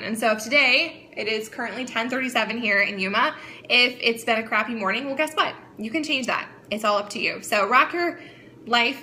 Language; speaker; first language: English; native; English